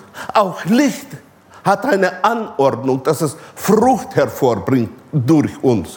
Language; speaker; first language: German; non-native, fluent; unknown